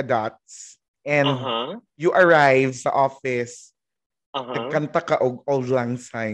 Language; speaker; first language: English; non-native, local second language; Cebuano